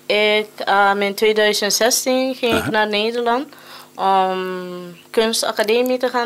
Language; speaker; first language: Dutch; non-native, local second language; Papiamento